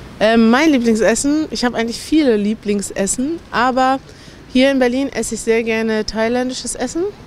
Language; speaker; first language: German; native; German